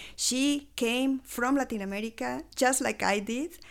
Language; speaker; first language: English; non-native, fluent; Spanish